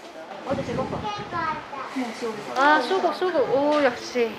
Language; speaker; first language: Korean; non-native, fluent; Cantonese